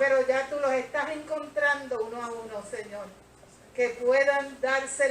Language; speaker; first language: Spanish; native; Spanish